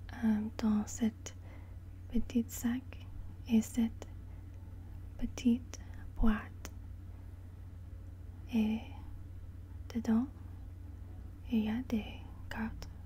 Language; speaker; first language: French; non-native, learner; English